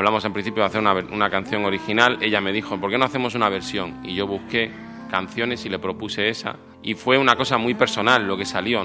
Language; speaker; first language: Spanish; native; Spanish